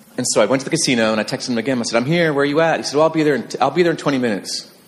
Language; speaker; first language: English; native; English